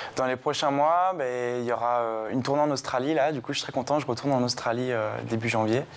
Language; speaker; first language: French; native; French